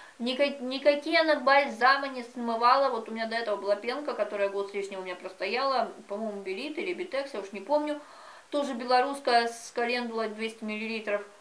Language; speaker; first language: Russian; native; Russian